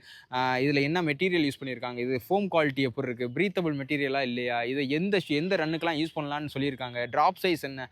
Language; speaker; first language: Tamil; native; Tamil